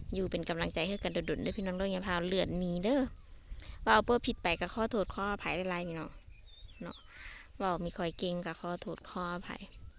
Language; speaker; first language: Thai; native; Thai